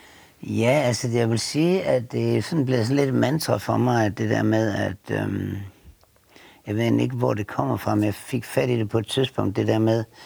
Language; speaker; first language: Danish; native; Danish